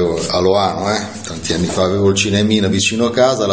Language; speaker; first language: Italian; native; Italian